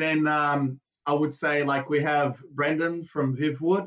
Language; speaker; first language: English; non-native, fluent; Portuguese